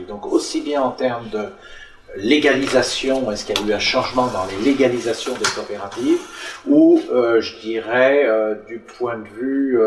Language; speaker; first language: French; native; French